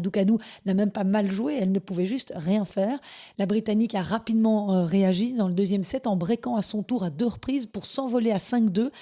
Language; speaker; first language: French; native; French